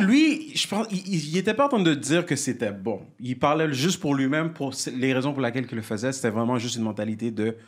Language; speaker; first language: French; early bilingual, heritage; French